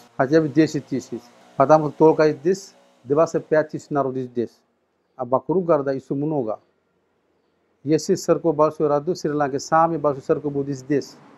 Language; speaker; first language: Russian; non-native, learner; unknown